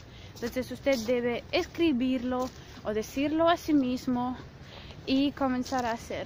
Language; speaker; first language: Spanish; non-native, fluent; Russian